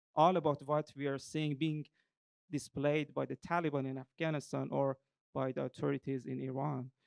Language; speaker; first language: English; non-native, fluent; Persian